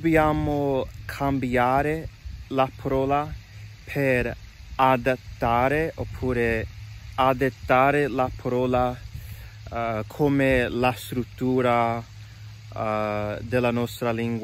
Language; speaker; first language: Italian; non-native, learner; English